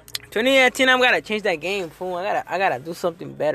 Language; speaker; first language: English; early bilingual, other home language; Spanish